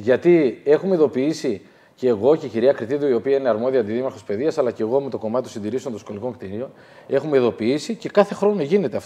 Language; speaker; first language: Greek; native; Greek